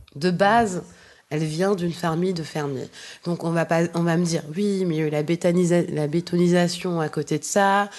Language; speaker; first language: French; native; French